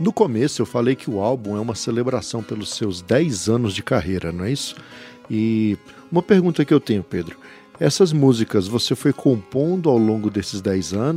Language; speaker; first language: Portuguese; native; Portuguese